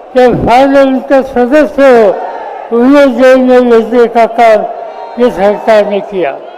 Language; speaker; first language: Hindi; non-native, local second language; Marathi